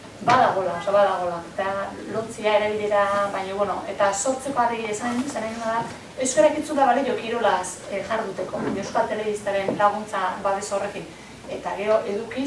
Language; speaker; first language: Basque; native; Basque